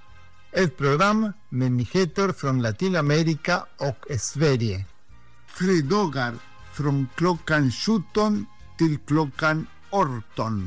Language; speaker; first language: Swedish; non-native, fluent; Spanish